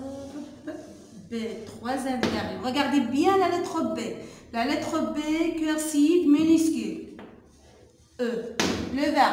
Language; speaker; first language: French; non-native, local second language; Arabic